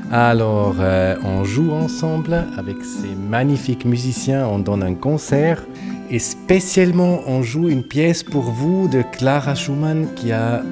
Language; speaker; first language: French; non-native, fluent; Swiss German